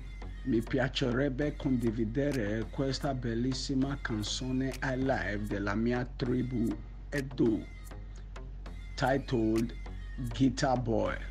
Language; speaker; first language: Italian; non-native, learner; Bini